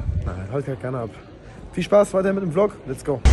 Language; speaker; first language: German; native; German